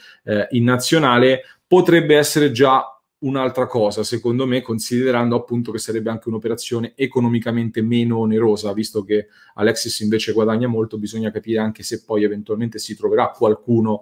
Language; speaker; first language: Italian; native; Italian